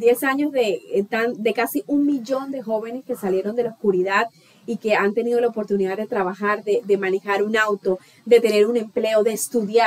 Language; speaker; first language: Spanish; native; Spanish